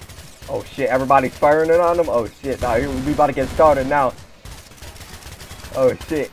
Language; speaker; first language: English; native; English